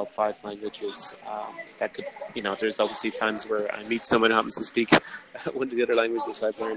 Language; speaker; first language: English; native; English